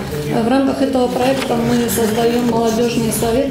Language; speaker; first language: Russian; native; Russian